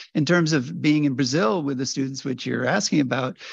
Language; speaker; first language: English; native; English